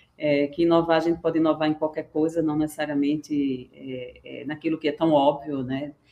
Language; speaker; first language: Portuguese; native; Portuguese